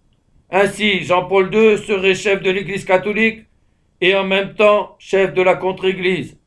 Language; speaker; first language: French; native; French